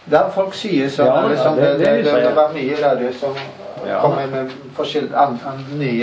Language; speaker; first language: Norwegian; non-native, learner; Polish